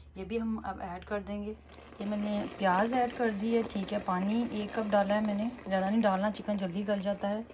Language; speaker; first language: Urdu; native; Urdu